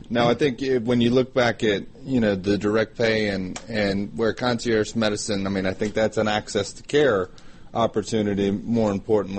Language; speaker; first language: English; native; English